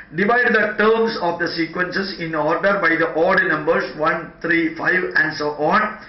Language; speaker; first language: English; non-native, local second language; Malayalam